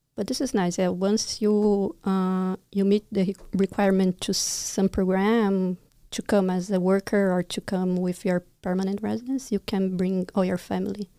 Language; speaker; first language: English; non-native, fluent; Portuguese